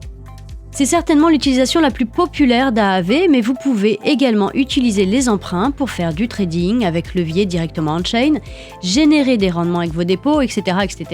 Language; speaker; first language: French; native; French